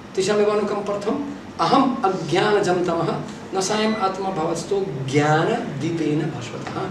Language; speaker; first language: Nepali; non-native, fluent; Russian